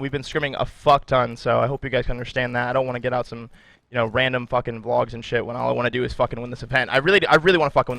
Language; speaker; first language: English; native; English